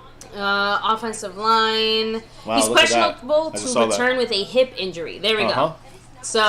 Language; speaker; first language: English; native; English